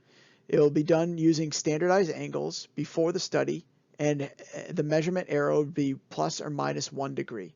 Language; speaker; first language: English; native; English